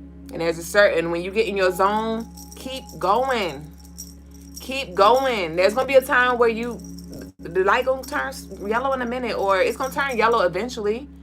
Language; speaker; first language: English; native; English